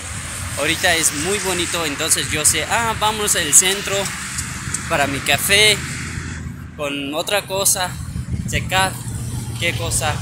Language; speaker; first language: Spanish; non-native, learner; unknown